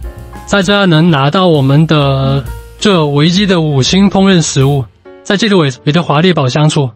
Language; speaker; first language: Chinese; native; Chinese